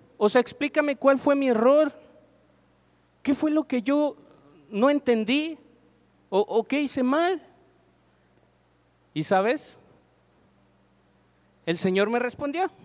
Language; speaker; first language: Spanish; native; Spanish